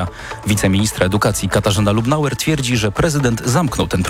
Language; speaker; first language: Polish; native; Polish